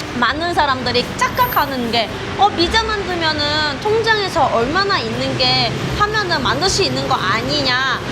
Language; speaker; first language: Korean; non-native, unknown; Vietnamese